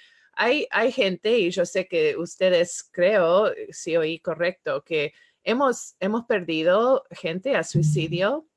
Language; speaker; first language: Spanish; non-native, fluent; English